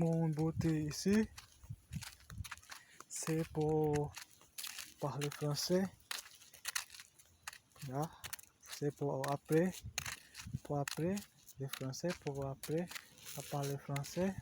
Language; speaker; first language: French; non-native, learner; Portuguese